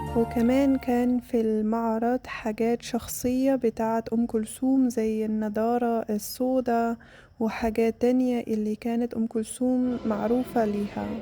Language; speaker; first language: Egyptian Arabic; non-native, fluent; German